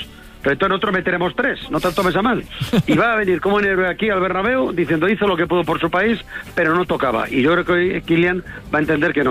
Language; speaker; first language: Spanish; native; Spanish